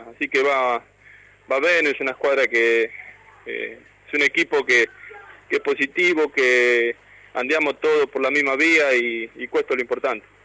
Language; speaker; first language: Italian; non-native, learner; Spanish